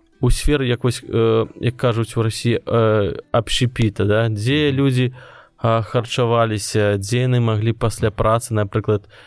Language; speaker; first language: Belarusian; non-native, local second language; Russian